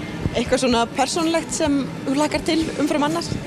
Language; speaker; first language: Icelandic; native; Icelandic